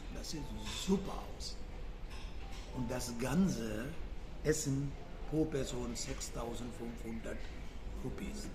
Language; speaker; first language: German; non-native, fluent; Sinhala